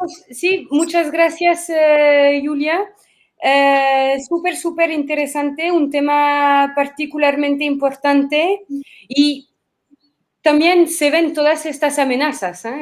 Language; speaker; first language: Spanish; non-native, fluent; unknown